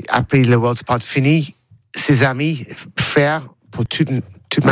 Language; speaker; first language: French; non-native, learner; English